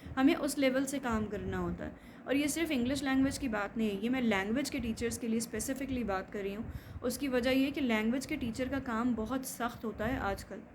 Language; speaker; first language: Urdu; native; Urdu